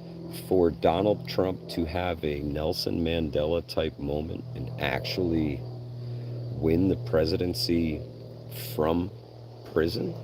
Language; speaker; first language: English; native; English